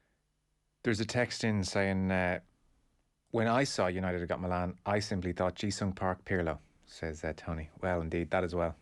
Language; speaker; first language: English; native; English